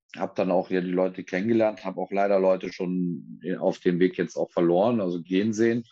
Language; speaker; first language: German; native; German